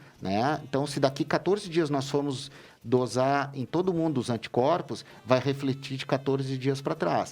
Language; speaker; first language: Portuguese; native; Portuguese